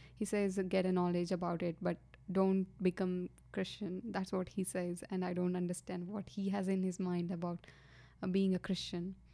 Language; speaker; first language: English; non-native, local second language; Kannada